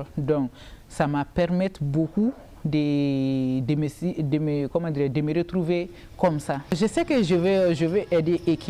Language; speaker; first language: French; non-native, local second language; Bambara